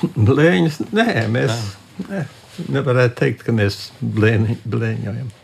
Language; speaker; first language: Latvian; early bilingual, heritage; Latvian